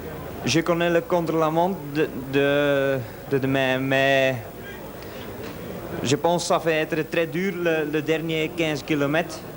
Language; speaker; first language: French; non-native, local second language; Dutch